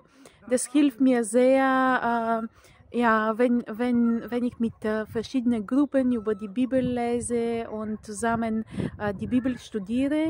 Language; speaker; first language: German; non-native, fluent; Bulgarian